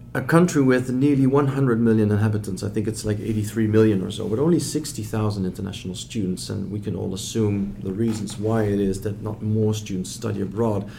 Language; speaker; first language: English; non-native, fluent; Dutch